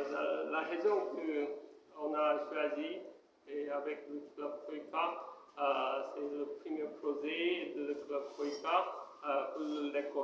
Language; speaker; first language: French; non-native, fluent; Korean